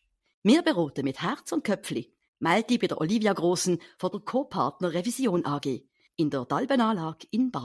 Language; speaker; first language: German; native; German